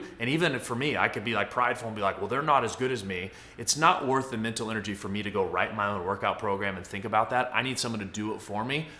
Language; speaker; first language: English; native; English